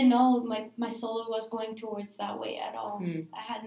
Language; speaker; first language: English; non-native, fluent; Greek